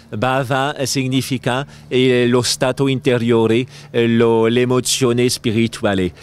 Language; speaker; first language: Italian; non-native, learner; French